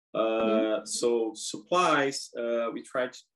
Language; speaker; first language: English; non-native, fluent; Portuguese